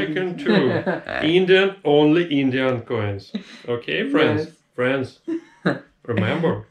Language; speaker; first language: English; non-native, learner; Russian